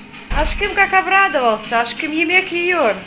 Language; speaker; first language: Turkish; non-native, learner; Russian